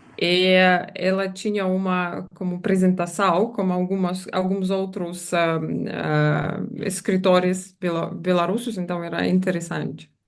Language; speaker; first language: Portuguese; non-native, fluent; Belarusian